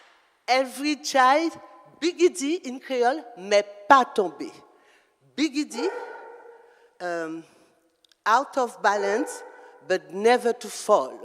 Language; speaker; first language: English; non-native, learner; French